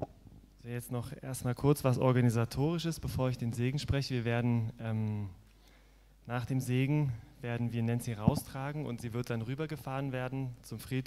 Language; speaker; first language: German; native; German